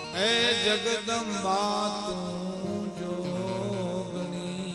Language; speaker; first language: Gujarati; native; Gujarati